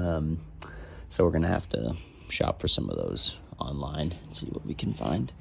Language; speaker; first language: English; native; English